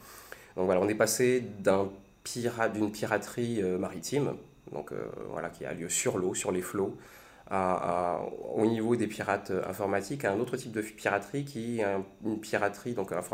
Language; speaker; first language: French; native; French